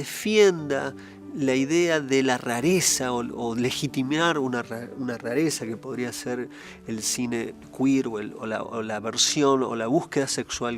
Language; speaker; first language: Spanish; native; Spanish